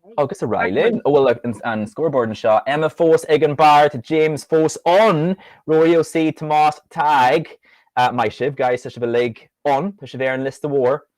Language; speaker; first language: Irish; native; Irish